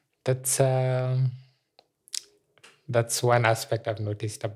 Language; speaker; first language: English; non-native, local second language; Meru